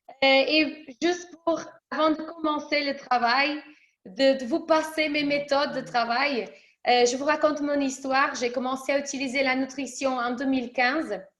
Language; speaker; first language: French; early bilingual, other home language; Portuguese